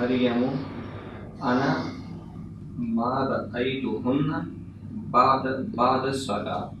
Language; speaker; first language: Arabic; non-native, learner; Urdu